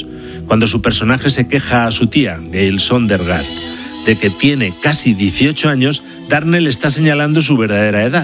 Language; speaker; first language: Spanish; native; Spanish